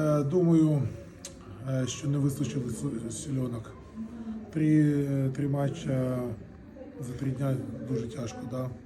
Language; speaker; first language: Ukrainian; non-native, local second language; Russian